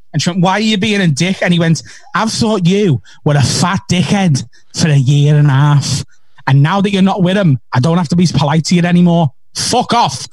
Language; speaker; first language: English; native; English